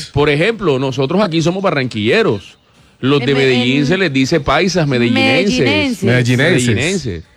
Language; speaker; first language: Spanish; native; Spanish